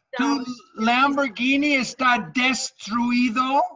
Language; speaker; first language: Spanish; non-native, fluent; English